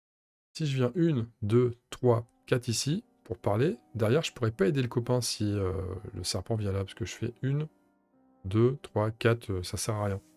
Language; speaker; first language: French; native; French